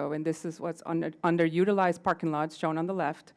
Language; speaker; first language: English; non-native, fluent; Spanish